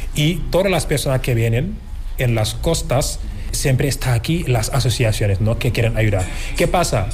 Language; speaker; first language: Spanish; non-native, fluent; Wolof